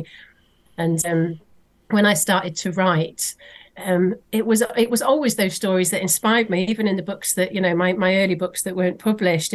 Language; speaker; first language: English; native; English